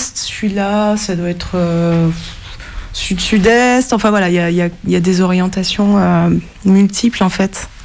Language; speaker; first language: French; native; French